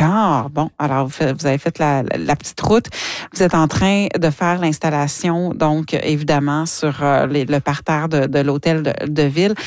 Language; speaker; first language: French; native; French